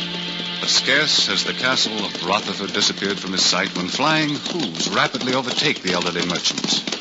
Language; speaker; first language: English; native; English